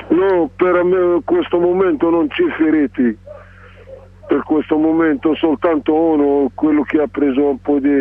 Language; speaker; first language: Italian; non-native, learner; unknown